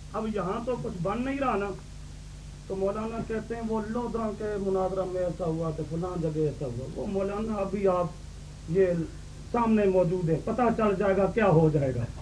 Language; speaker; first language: Urdu; native; Urdu